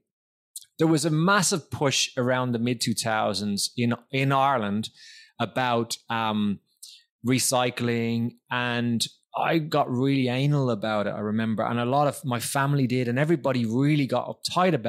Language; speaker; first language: English; native; English